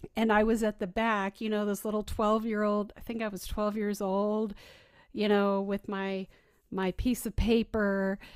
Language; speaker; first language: English; native; English